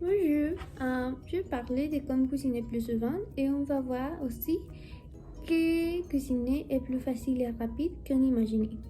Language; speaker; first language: French; non-native, learner; Spanish